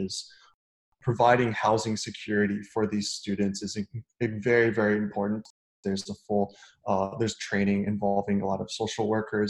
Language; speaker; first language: English; native; English